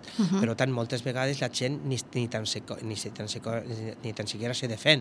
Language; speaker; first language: Catalan; native; Catalan